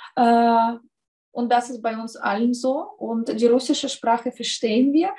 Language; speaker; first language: German; non-native, fluent; Russian